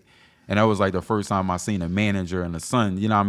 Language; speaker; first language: English; native; English